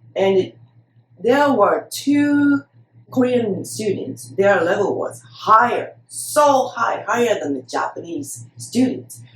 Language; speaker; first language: English; non-native, fluent; Japanese